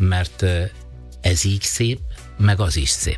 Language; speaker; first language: Hungarian; non-native, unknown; Italian